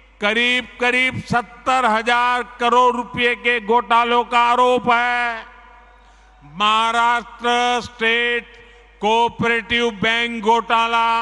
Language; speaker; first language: Hindi; native; Hindi